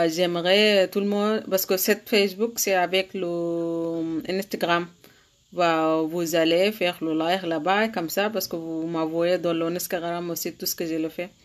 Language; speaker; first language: French; non-native, learner; Arabic